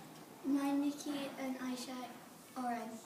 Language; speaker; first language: Welsh; non-native, learner; English